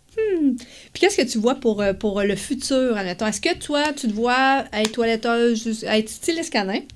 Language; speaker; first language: French; native; French